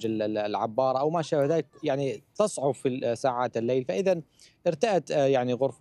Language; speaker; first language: Arabic; native; Arabic